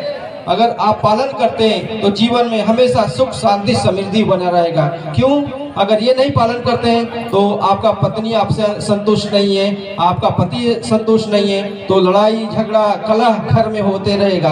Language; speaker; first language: Hindi; native; Hindi